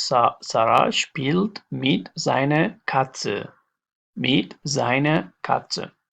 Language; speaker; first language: German; non-native, learner; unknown